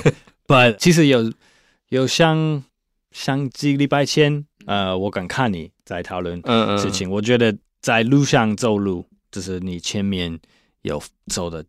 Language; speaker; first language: Chinese; non-native, fluent; English